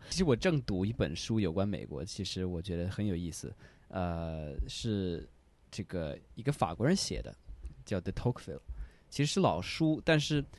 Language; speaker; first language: Chinese; non-native, fluent; English